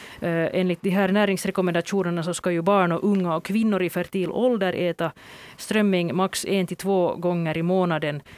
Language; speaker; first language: Swedish; native; Swedish